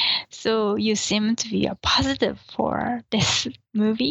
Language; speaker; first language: English; non-native, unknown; Japanese